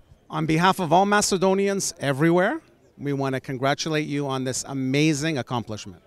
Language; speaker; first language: English; early bilingual, other home language; Macedonian